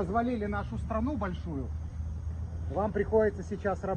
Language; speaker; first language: Russian; native; Russian